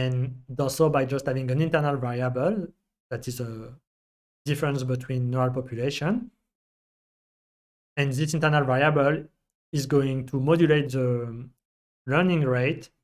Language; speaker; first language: English; non-native, fluent; French